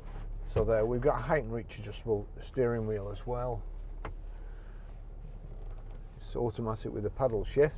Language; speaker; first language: English; native; English